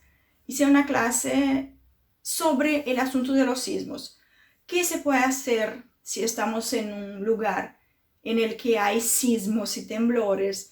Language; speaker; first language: Spanish; non-native, fluent; Portuguese